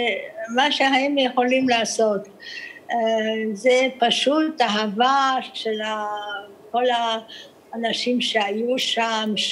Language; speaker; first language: Hebrew; early bilingual, other home language; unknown